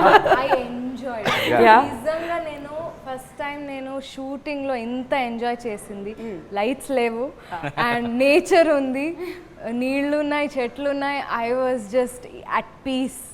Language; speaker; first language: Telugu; non-native, fluent; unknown